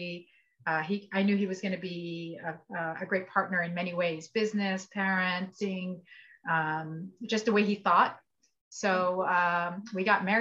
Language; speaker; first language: English; early bilingual, other home language; Arabic